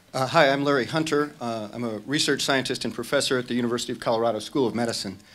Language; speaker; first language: English; native; English